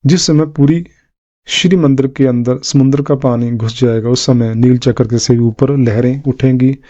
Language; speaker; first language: Hindi; non-native, local second language; Punjabi